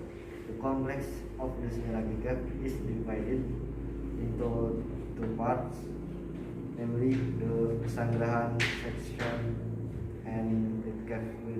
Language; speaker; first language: English; non-native, learner; Indonesian